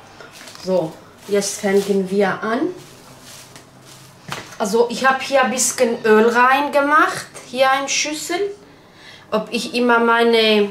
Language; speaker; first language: German; non-native, learner; Turkish